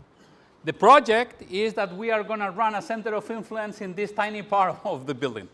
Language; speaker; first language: English; non-native, fluent; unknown